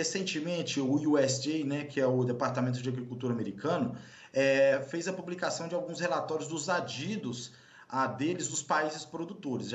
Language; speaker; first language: Portuguese; native; Portuguese